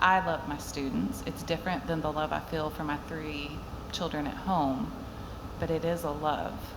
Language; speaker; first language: English; native; English